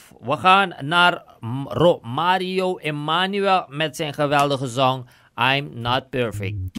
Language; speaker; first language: Dutch; native; Dutch